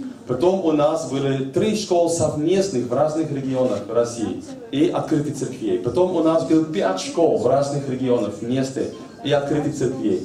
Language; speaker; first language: Russian; native; Russian